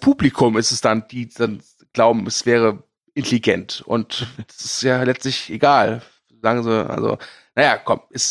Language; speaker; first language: German; native; German